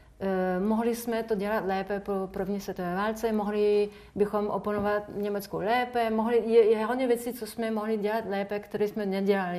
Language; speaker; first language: Czech; non-native, fluent; French